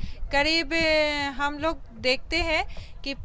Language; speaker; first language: Hindi; native; Hindi